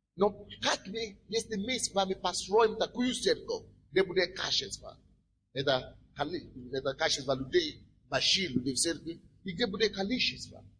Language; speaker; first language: Russian; non-native, fluent; Yoruba